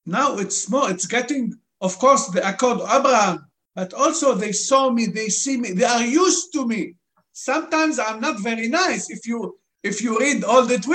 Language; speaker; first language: English; non-native, fluent; Arabic